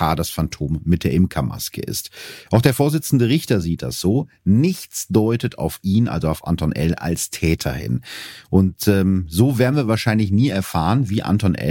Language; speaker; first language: German; native; German